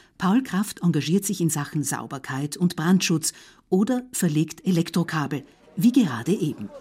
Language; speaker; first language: German; native; German